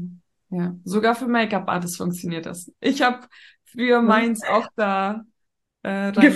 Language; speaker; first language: German; native; German